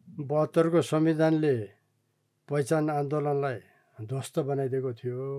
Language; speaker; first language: Nepali; non-native, local second language; Eastern Tamang